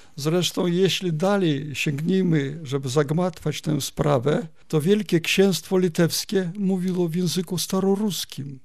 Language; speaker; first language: Polish; native; Polish